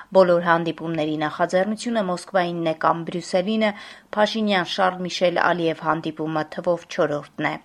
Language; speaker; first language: Armenian; native; Armenian